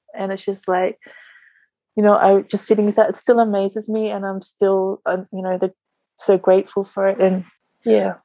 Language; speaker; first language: English; native; English